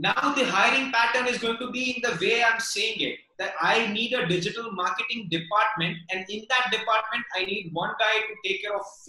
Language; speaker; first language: English; non-native, local second language; Gujarati